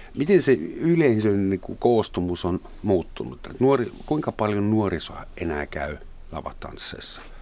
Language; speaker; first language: Finnish; non-native, fluent; German